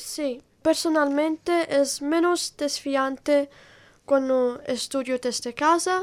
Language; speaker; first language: Spanish; non-native, learner; Italian